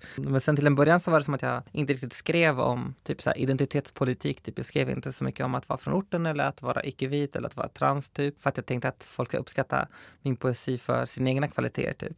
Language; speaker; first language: Swedish; early bilingual, other home language; Spanish